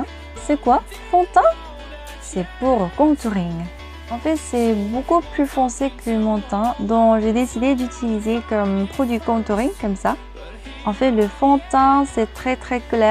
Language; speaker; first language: French; non-native, learner; Korean